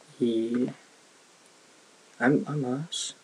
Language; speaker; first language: Spanish; non-native, learner; English